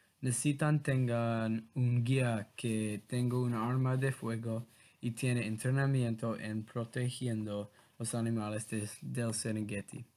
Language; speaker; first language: Spanish; non-native, learner; English